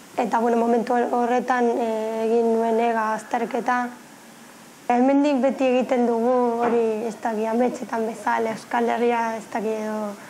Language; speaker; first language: Basque; non-native, fluent; Spanish